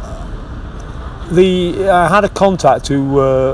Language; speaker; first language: English; native; English